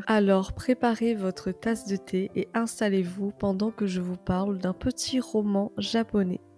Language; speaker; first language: French; native; French